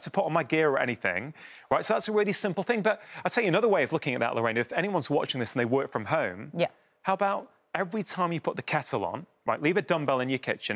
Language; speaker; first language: English; native; English